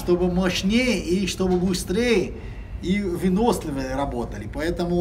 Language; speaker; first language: Russian; non-native, fluent; Portuguese